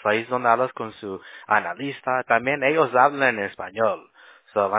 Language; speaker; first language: Spanish; non-native, learner; English